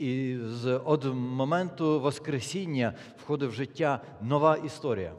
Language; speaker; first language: Polish; non-native, learner; Ukrainian